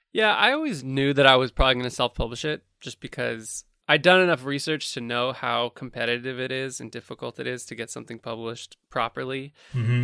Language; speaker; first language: English; native; English